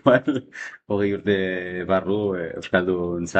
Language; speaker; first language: Basque; non-native, fluent; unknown